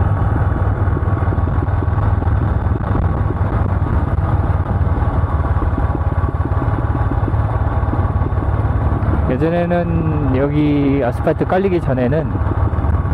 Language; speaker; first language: Korean; native; Korean